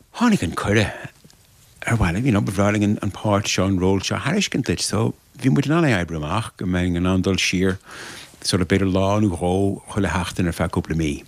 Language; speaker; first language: Irish; native; Irish